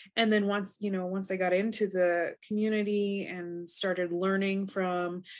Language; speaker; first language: English; native; English